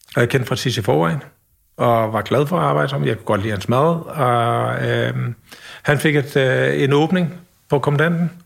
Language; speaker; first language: Danish; native; Danish